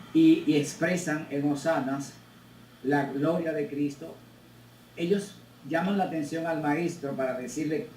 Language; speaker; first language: Spanish; native; Spanish